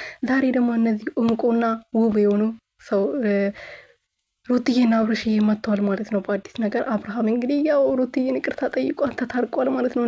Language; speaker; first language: Amharic; native; Amharic